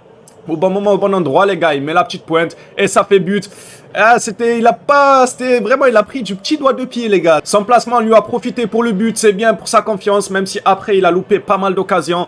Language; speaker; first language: French; native; French